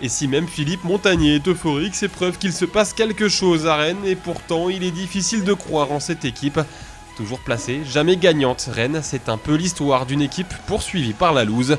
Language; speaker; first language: French; native; French